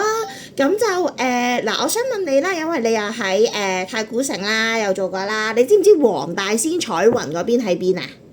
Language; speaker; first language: Cantonese; native; Cantonese